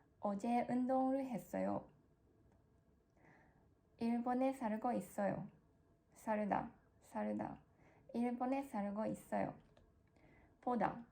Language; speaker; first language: Korean; non-native, learner; Japanese